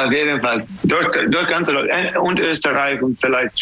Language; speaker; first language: German; non-native, learner; English